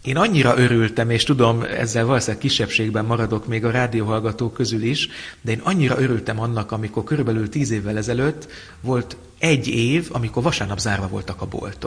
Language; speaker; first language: Hungarian; native; Hungarian